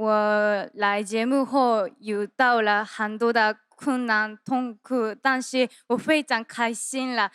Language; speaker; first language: Chinese; non-native, learner; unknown